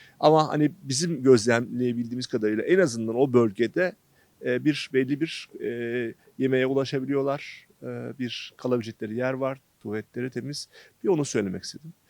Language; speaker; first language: Turkish; native; Turkish